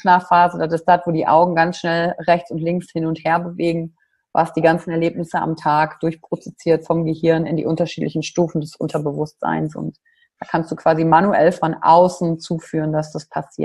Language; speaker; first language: German; native; German